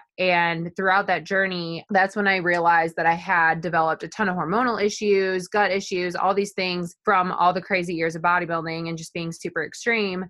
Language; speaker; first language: English; native; English